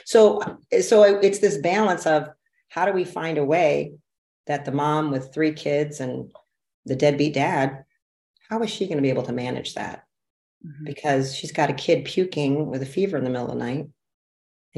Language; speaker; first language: English; native; English